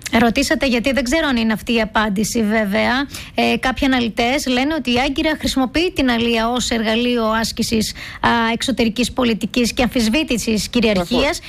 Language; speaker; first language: Greek; native; Greek